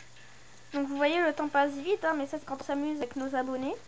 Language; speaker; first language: French; native; French